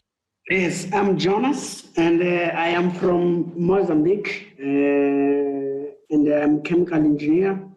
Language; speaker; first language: English; non-native, learner; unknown